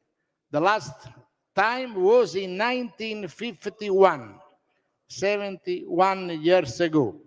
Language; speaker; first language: English; non-native, learner; Italian